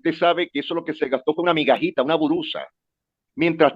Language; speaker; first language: Spanish; native; Spanish